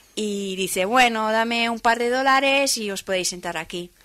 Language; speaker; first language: Spanish; non-native, fluent; Dutch